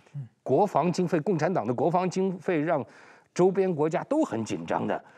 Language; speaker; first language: Chinese; non-native, local second language; Uyghur